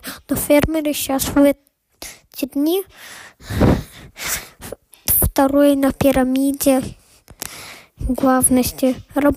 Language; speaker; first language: Russian; early bilingual, heritage; Russian